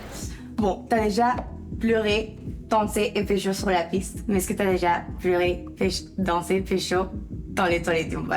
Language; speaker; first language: French; native; French